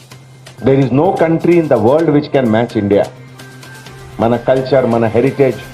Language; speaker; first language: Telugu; non-native, fluent; Hindi